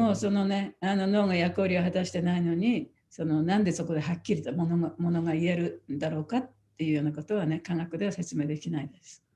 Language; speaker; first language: Japanese; native; Japanese